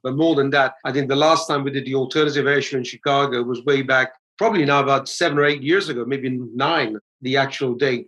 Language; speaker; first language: English; native; English